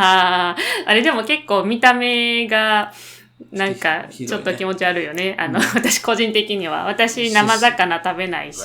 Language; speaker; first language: Japanese; native; Japanese